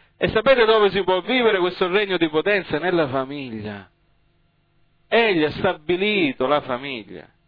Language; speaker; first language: Italian; early bilingual, heritage; English